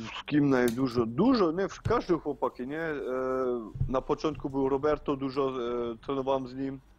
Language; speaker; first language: Polish; early bilingual, heritage; Polish